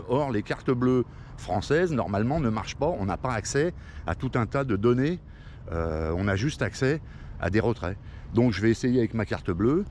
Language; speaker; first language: French; native; French